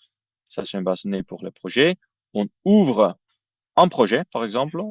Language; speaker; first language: French; non-native, fluent; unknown